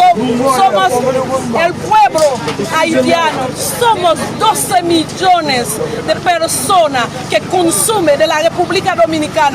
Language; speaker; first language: Spanish; non-native, local second language; Haitian Creole